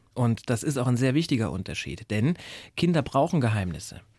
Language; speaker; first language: German; native; German